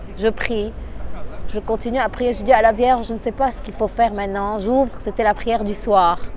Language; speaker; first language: French; non-native, local second language; Arabic